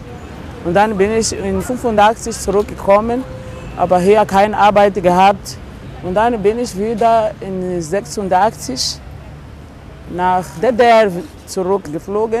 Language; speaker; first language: German; non-native, learner; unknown